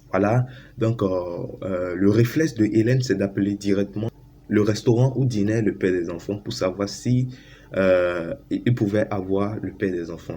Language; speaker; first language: French; native; French